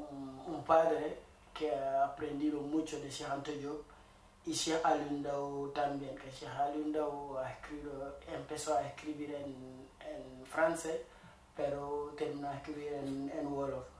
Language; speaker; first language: Spanish; non-native, fluent; Wolof